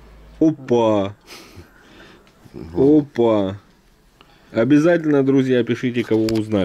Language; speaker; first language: Russian; native; Russian